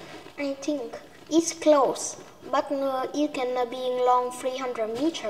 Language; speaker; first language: English; non-native, learner; Vietnamese